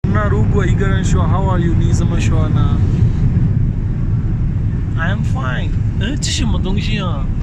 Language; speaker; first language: Chinese; non-native, fluent; Punjabi